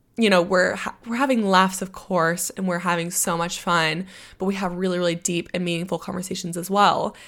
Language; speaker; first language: English; native; English